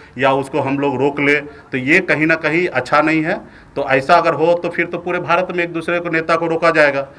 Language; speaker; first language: Hindi; native; Hindi